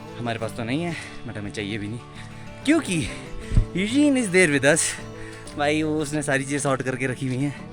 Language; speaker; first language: Hindi; native; Hindi